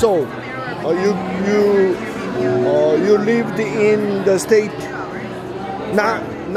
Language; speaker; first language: English; non-native, learner; Korean